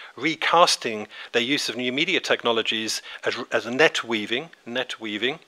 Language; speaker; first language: English; native; English